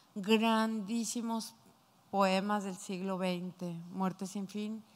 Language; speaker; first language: Spanish; native; Spanish